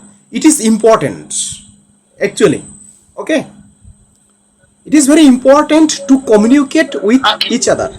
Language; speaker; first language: English; non-native, learner; Bangla